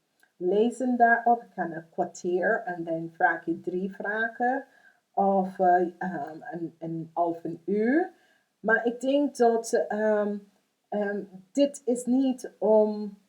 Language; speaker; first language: Dutch; non-native, fluent; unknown